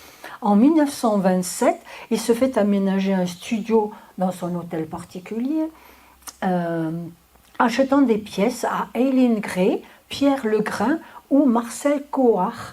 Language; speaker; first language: French; native; French